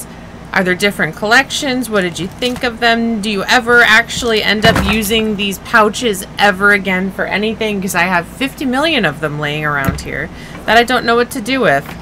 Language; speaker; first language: English; native; English